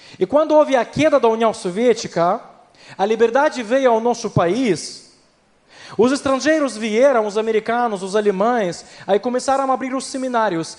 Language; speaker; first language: Portuguese; non-native, fluent; Ukrainian